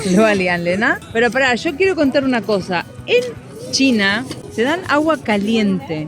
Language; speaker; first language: Spanish; native; Spanish